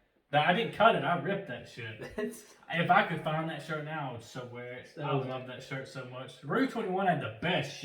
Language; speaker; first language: English; native; English